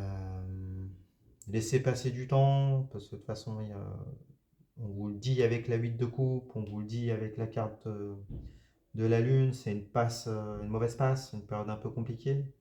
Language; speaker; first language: French; native; French